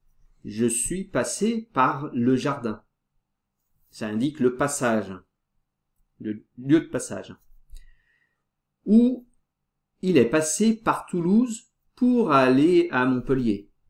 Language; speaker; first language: French; non-native, fluent; Portuguese